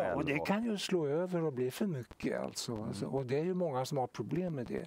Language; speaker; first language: Swedish; native; Swedish